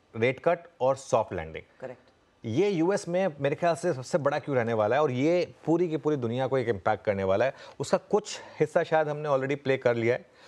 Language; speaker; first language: Hindi; native; Hindi